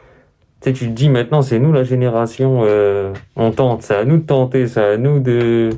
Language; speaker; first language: French; native; French